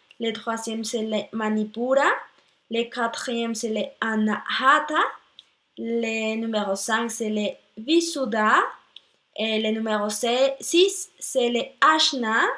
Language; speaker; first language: French; non-native, learner; Spanish